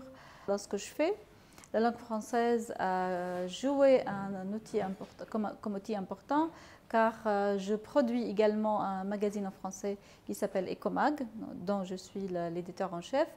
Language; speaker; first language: French; non-native, fluent; Arabic